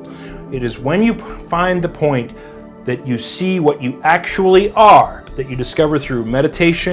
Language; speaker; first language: English; native; English